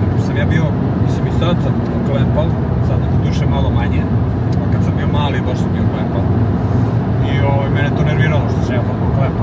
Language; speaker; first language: Serbian; native; Serbian